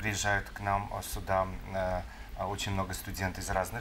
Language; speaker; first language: Russian; non-native, fluent; Romanian